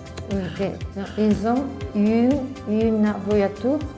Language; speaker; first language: French; non-native, learner; Spanish